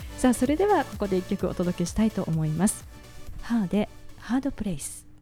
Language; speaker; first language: Japanese; native; Japanese